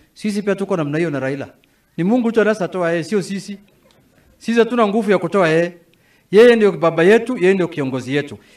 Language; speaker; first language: Swahili; non-native, local second language; Somali